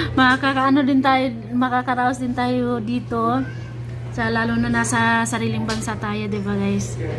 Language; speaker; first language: Filipino; non-native, local second language; Cebuano